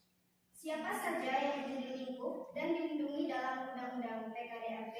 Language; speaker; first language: Indonesian; native; Indonesian